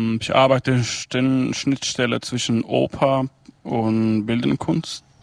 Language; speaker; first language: German; non-native, fluent; Kurdish